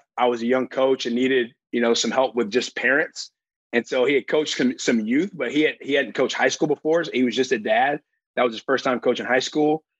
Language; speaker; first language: English; native; English